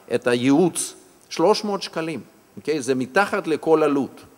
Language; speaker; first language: Hebrew; non-native, fluent; Russian